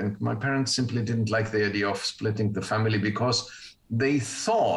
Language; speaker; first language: English; non-native, fluent; Spanish